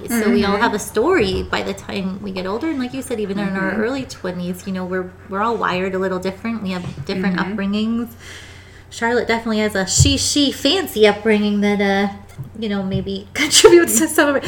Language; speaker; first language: English; native; English